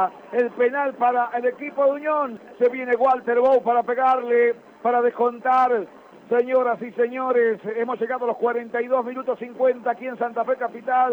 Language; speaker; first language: Spanish; native; Spanish